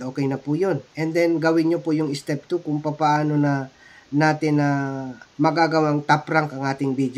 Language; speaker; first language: Filipino; native; Filipino